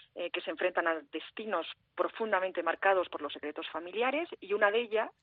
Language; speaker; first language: Spanish; early bilingual, heritage; French